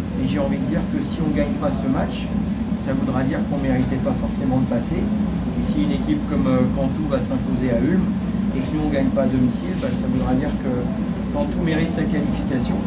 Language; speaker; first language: French; native; French